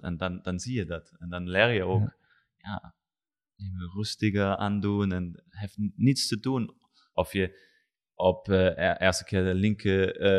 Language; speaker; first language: Dutch; non-native, learner; German